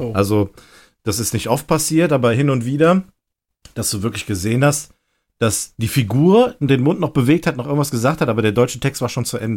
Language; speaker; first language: German; native; German